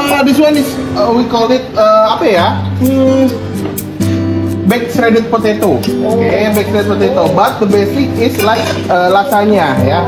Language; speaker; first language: English; non-native, fluent; Indonesian